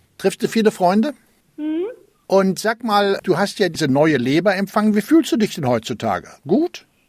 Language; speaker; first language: German; native; German